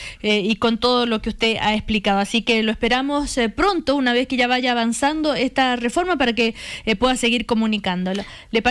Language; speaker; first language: Spanish; native; Spanish